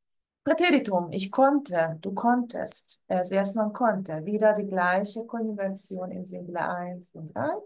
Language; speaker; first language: German; non-native, fluent; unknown